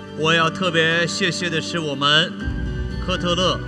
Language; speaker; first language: Chinese; native; Chinese